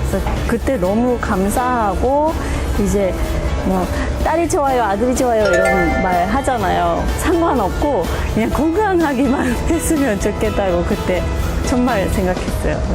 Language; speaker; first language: Korean; non-native, fluent; English